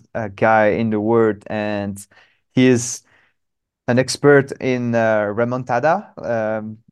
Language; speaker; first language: English; non-native, fluent; French